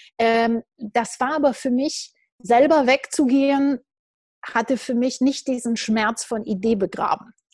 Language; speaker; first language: German; non-native, fluent; Romanian